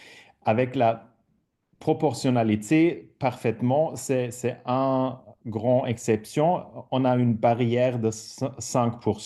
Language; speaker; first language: French; non-native, fluent; German